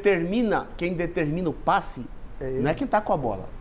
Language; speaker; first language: Portuguese; native; Portuguese